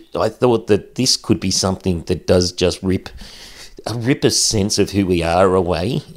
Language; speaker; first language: English; native; English